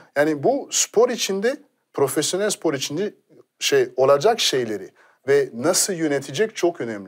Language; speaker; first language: Turkish; non-native, fluent; French